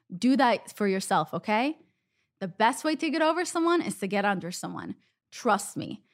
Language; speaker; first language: English; non-native, fluent; Hebrew